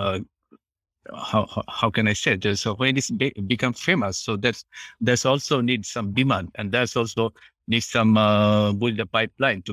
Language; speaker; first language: English; non-native, local second language; Bangla